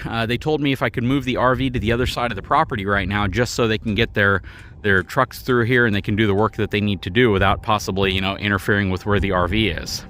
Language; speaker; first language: English; native; English